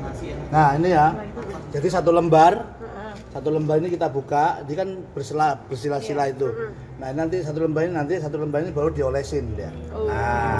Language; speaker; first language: Indonesian; native; Indonesian